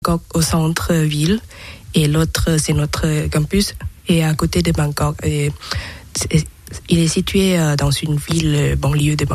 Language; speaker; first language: French; non-native, learner; Thai